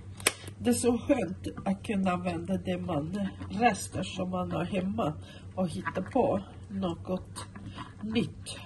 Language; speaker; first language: Swedish; non-native, fluent; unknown